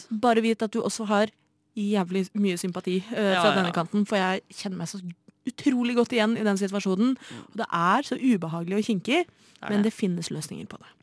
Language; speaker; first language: Norwegian; native; Norwegian